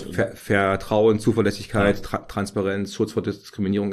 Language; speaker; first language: German; native; German